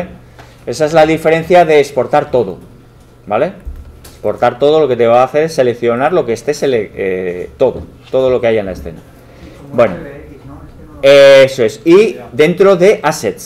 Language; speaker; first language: Spanish; native; Spanish